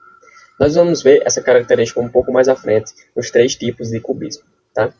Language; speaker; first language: Portuguese; native; Portuguese